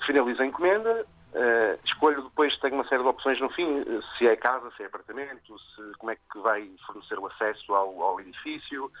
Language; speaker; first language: Portuguese; native; Portuguese